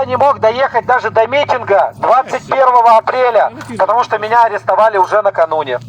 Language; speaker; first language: Russian; native; Russian